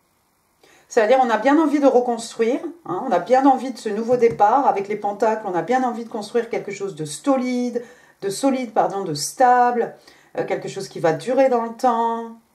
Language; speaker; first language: French; native; French